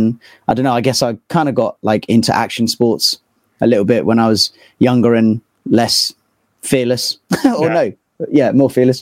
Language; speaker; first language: English; native; English